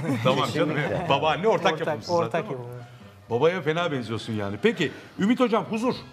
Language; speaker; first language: Turkish; native; Turkish